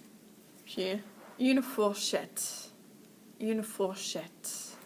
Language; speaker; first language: French; non-native, fluent; English